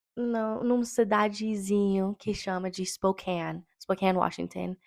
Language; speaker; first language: Portuguese; non-native, fluent; English